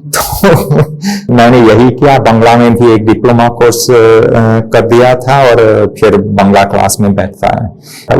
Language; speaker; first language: Hindi; non-native, fluent; Hungarian